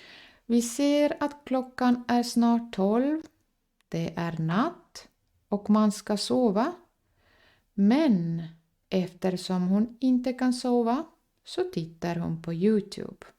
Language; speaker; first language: Swedish; non-native, fluent; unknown